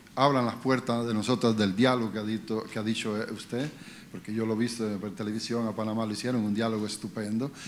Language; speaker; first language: Spanish; native; Spanish